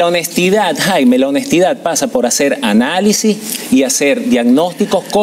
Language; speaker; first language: Spanish; native; Spanish